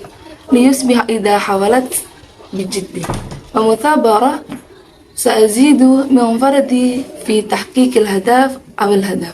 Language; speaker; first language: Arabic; non-native, learner; Indonesian